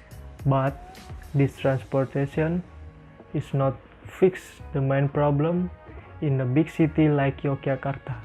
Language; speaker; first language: English; non-native, learner; Indonesian